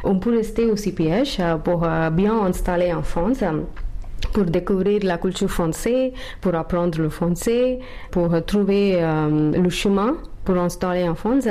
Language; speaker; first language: French; non-native, learner; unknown